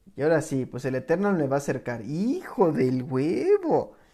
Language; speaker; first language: Spanish; native; Spanish